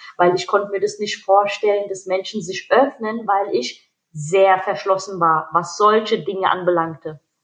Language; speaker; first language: German; early bilingual, other home language; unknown